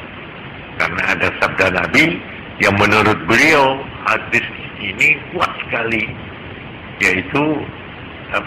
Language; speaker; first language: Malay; non-native, local second language; Javanese